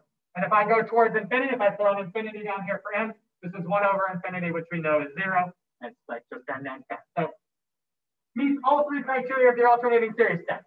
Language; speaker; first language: English; native; English